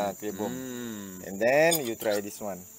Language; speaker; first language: English; non-native, learner; Malay